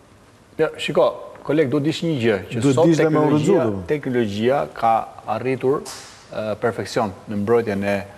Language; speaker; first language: Albanian; native; Albanian